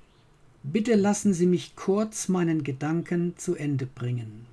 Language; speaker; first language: German; non-native, fluent; English